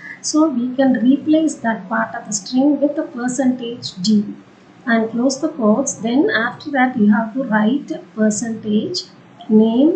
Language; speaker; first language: English; non-native, local second language; Tamil